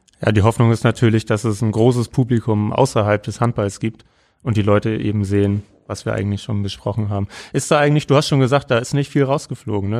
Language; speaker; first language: German; native; German